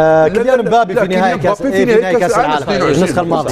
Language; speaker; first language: Arabic; native; Arabic